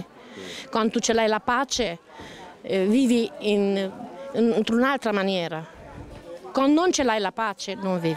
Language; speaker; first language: Italian; non-native, learner; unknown